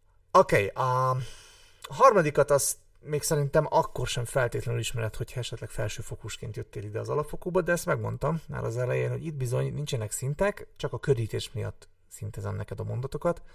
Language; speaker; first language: Hungarian; native; Hungarian